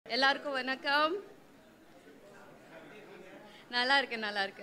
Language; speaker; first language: Tamil; non-native, learner; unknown